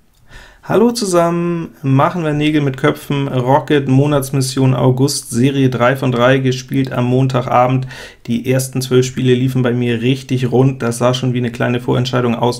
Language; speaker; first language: German; native; German